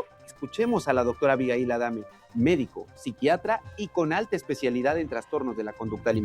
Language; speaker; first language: Spanish; native; Spanish